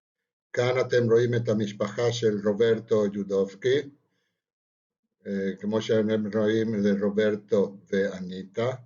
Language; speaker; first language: Hebrew; non-native, fluent; Spanish